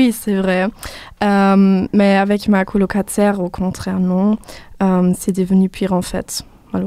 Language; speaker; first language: French; non-native, fluent; German